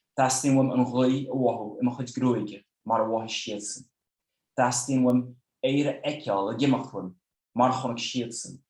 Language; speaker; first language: Irish; non-native, fluent; Dutch